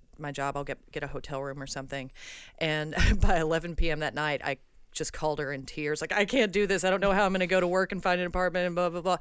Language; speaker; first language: English; native; English